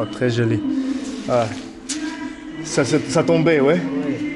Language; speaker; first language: French; non-native, learner; Spanish